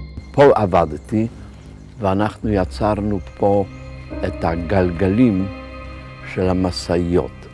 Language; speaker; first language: Hebrew; non-native, fluent; Polish